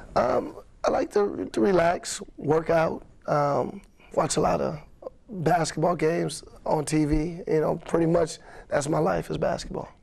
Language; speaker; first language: English; native; English